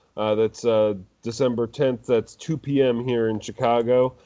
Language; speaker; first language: English; native; English